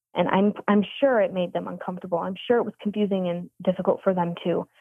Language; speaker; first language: English; native; English